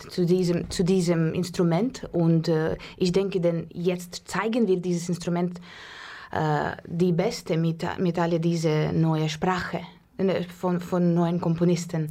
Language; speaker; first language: German; non-native, fluent; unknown